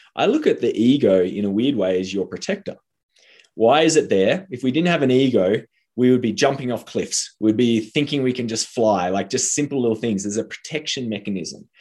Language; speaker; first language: English; native; English